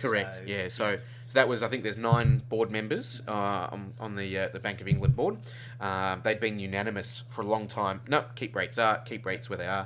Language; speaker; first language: English; native; English